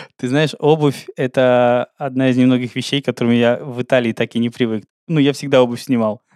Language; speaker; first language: Russian; native; Russian